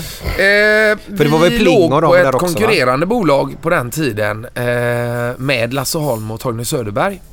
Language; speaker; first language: Swedish; native; Swedish